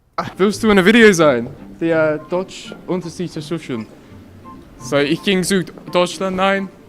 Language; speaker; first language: German; non-native, learner; English